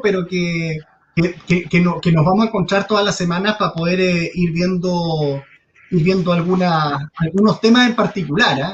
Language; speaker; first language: Spanish; native; Spanish